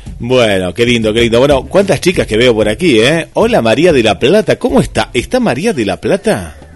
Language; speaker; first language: Spanish; native; Spanish